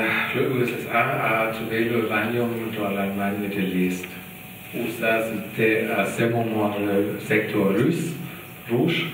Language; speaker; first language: French; non-native, learner; German